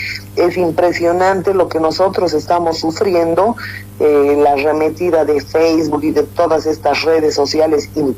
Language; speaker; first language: Spanish; native; Spanish